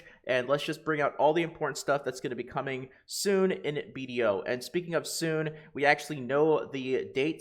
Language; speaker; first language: English; native; English